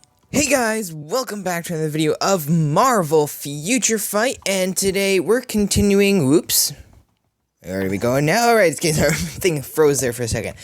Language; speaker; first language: English; native; English